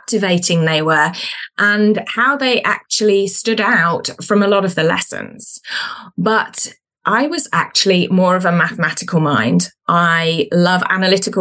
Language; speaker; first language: English; native; English